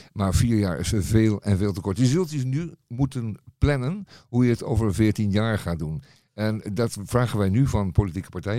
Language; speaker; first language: Dutch; native; Dutch